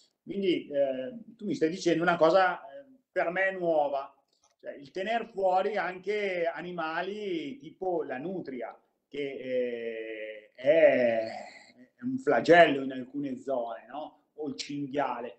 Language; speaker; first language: Italian; native; Italian